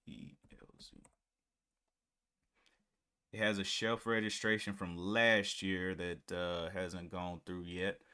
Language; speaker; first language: English; native; English